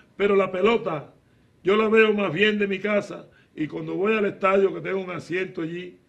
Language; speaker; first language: Spanish; native; Spanish